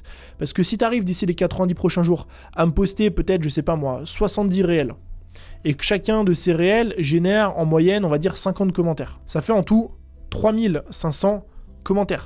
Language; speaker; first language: French; native; French